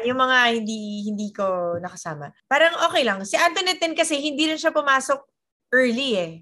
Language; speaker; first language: Filipino; native; Filipino